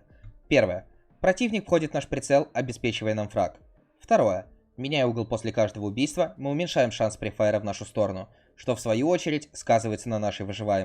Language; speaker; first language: Russian; native; Russian